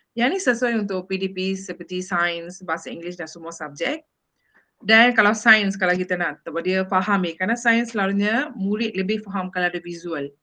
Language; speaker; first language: Malay; non-native, local second language; Tamil